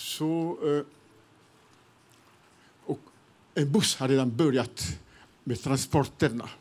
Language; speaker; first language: Swedish; non-native, fluent; Serbian